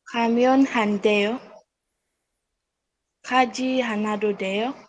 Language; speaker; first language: Korean; non-native, learner; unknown